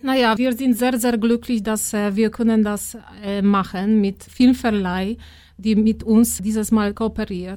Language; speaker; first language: German; non-native, fluent; Polish